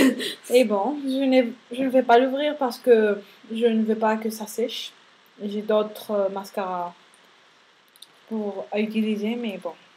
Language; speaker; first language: French; non-native, fluent; Spanish